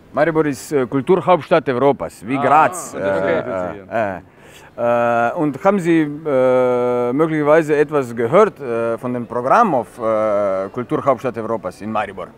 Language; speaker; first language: German; non-native, learner; Slovenian